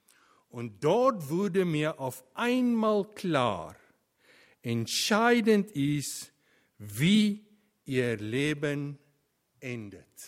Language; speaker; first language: German; non-native, fluent; Afrikaans